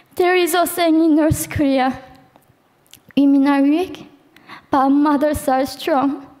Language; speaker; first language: English; non-native, fluent; Korean